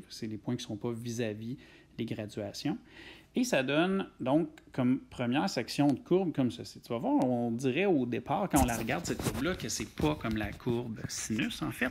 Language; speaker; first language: French; native; French